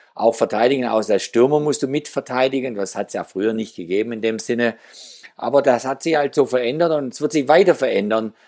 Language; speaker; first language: German; native; German